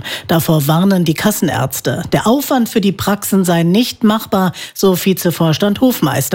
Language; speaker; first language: German; native; German